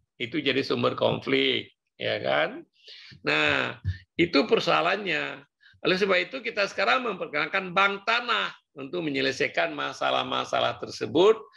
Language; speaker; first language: Indonesian; non-native, local second language; Achinese